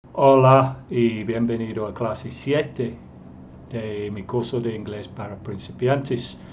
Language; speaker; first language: Spanish; non-native, fluent; English